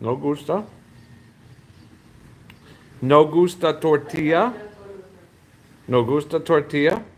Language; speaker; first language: Spanish; non-native, learner; English